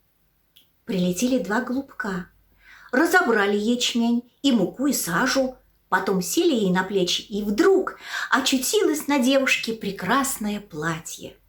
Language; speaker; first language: Russian; native; Russian